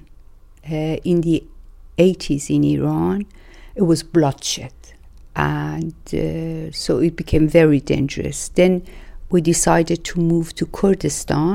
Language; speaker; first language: English; non-native, fluent; Persian